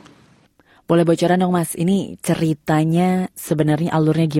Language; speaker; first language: Indonesian; native; Indonesian